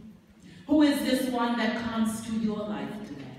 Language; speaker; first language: English; native; English